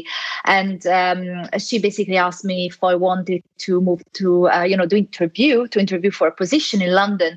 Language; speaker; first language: English; non-native, fluent; Italian